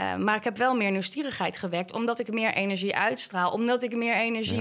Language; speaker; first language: Dutch; native; Dutch